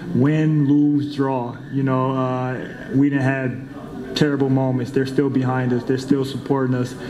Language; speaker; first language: English; native; English